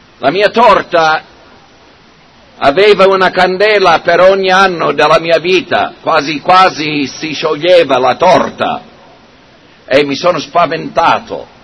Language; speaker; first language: Italian; non-native, fluent; English